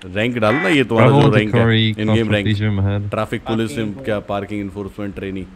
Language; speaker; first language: Hindi; native; Hindi